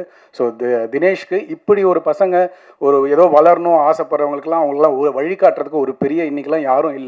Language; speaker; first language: Tamil; native; Tamil